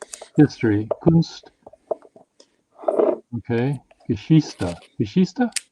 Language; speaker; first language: German; non-native, learner; English